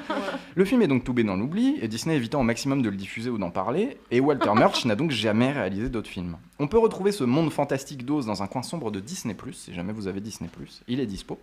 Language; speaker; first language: French; native; French